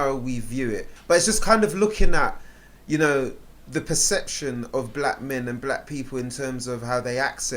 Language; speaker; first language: English; native; English